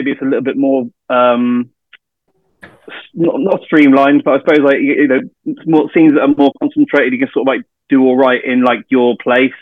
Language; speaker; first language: English; native; English